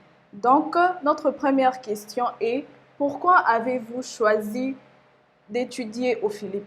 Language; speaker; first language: French; non-native, local second language; Lingala